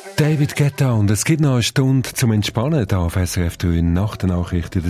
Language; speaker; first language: German; native; German